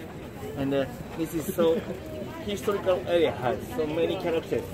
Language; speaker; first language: English; non-native, learner; Japanese